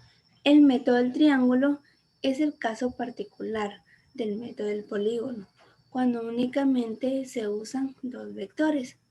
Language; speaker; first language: Spanish; native; Spanish